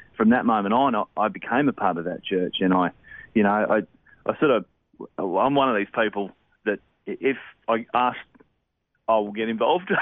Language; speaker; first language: English; native; English